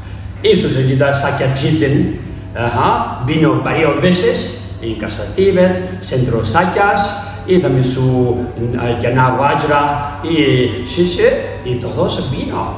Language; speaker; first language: Spanish; non-native, learner; Tibetan